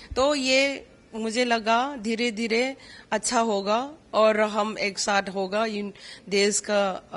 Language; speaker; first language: Hindi; non-native, local second language; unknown